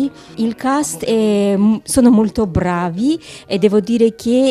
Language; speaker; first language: Italian; non-native, learner; Georgian